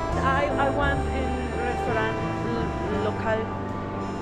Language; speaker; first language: English; non-native, learner; Spanish